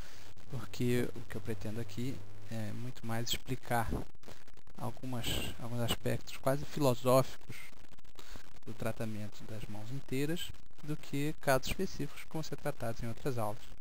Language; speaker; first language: Portuguese; native; Portuguese